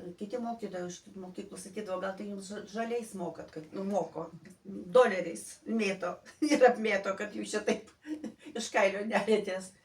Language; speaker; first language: Lithuanian; native; Lithuanian